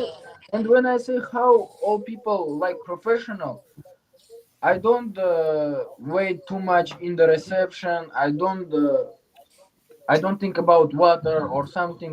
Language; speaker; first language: English; non-native, learner; Uzbek